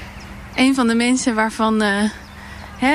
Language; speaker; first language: Dutch; native; Dutch